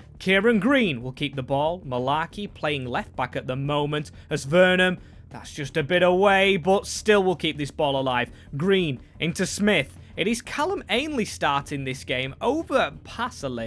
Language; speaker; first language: English; native; English